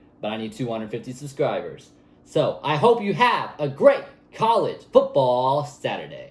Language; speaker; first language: English; native; English